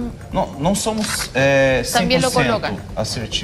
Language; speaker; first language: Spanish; non-native, learner; Portuguese